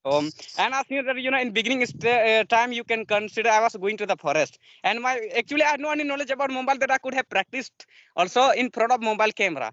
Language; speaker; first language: English; non-native, learner; Santali